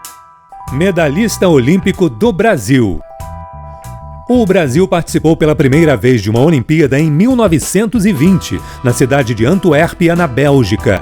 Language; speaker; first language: Portuguese; native; Portuguese